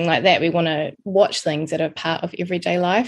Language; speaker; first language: English; native; English